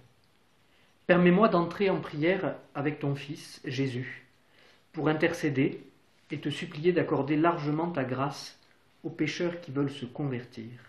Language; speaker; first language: French; native; French